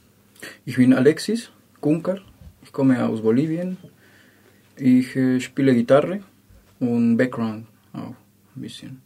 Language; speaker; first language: German; non-native, learner; Spanish